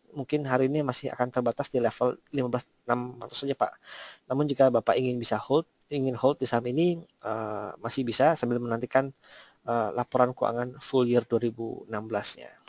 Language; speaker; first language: Indonesian; native; Indonesian